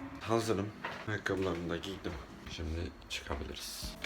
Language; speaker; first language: Turkish; native; Turkish